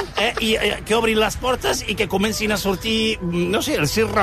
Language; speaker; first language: Catalan; native; Catalan